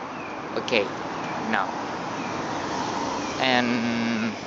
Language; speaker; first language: English; non-native, learner; Spanish